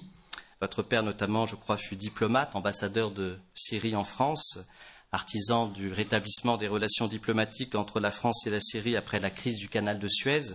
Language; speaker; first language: French; native; French